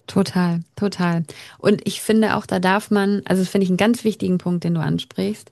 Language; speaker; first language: German; native; German